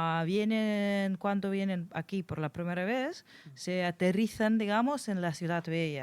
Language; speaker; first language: Spanish; non-native, fluent; Russian